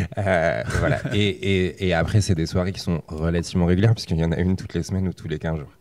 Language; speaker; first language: French; native; French